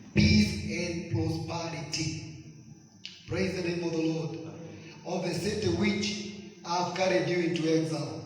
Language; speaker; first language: English; non-native, local second language; Swahili